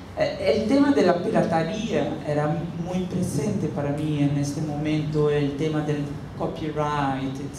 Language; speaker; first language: Spanish; non-native, fluent; Portuguese